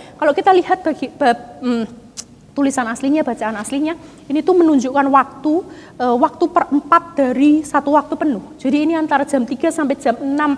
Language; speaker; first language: Indonesian; native; Indonesian